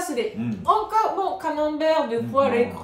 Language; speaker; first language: French; non-native, fluent; Japanese